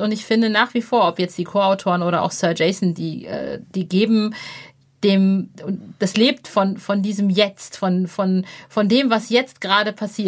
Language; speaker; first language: German; native; German